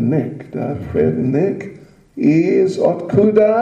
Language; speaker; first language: Russian; non-native, learner; English